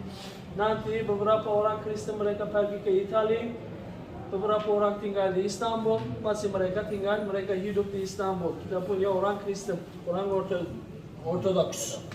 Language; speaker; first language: Indonesian; non-native, learner; Turkish